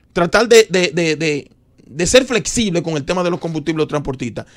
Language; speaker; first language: Spanish; native; Spanish